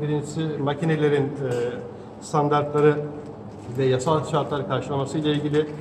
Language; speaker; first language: Turkish; native; Turkish